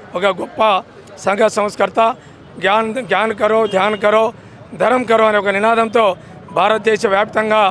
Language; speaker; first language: Telugu; non-native, local second language; Lambadi